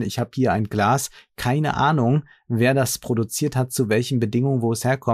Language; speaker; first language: German; native; German